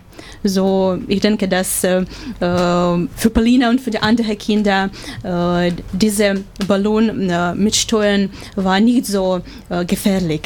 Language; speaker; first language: German; non-native, learner; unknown